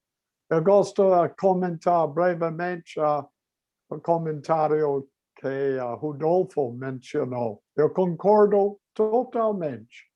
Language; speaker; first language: Portuguese; non-native, learner; English